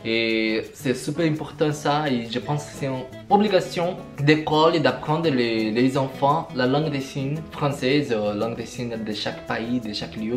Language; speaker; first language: French; non-native, learner; Portuguese